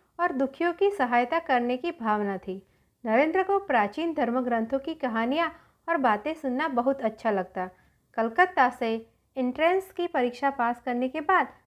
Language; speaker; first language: Hindi; non-native, local second language; Gujarati